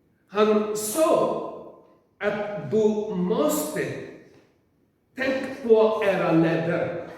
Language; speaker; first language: Swedish; non-native, learner; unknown